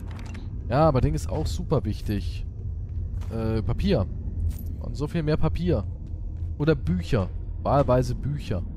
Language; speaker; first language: German; native; German